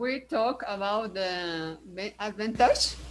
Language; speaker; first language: English; non-native, learner; Spanish